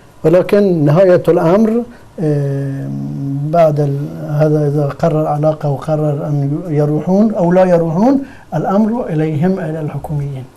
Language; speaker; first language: Arabic; non-native, fluent; Persian